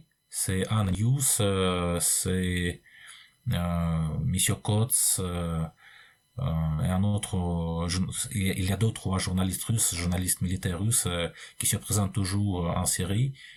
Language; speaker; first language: French; non-native, fluent; Russian